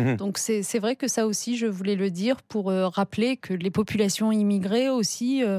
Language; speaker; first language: French; early bilingual, other home language; Riffian